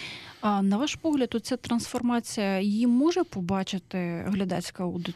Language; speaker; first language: Ukrainian; native; Ukrainian